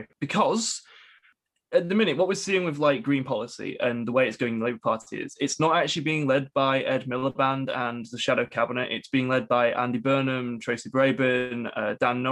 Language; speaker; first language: English; native; English